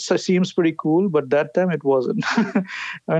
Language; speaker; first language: English; non-native, local second language; Bangla